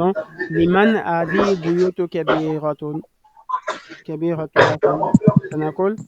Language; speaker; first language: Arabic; non-native, fluent; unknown